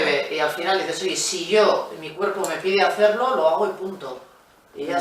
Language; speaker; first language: Spanish; native; Spanish